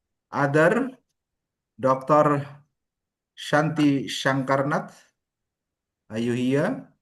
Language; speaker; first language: English; non-native, learner; Indonesian